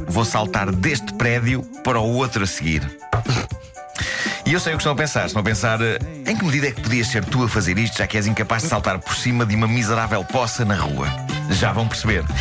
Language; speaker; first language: Portuguese; native; Portuguese